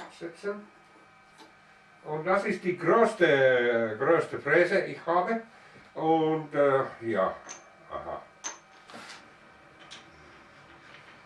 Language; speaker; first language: German; non-native, learner; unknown